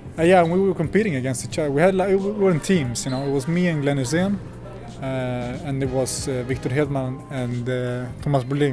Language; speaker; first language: English; non-native, fluent; Swedish